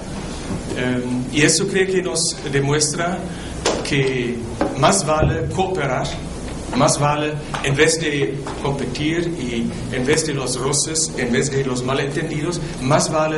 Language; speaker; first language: Spanish; non-native, fluent; German